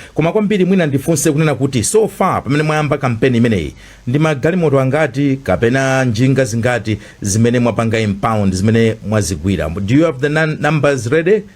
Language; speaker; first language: Nyanja; native; Nyanja